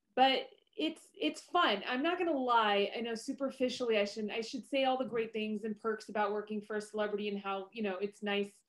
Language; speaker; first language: English; native; English